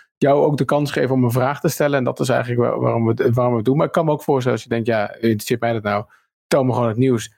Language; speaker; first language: Dutch; native; Dutch